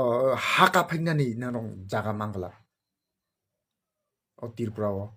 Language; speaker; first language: Bangla; non-native, local second language; Kok Borok